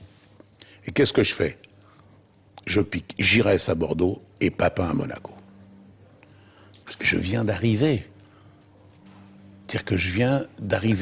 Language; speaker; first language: French; native; French